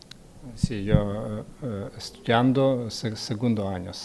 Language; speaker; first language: Spanish; non-native, learner; Ukrainian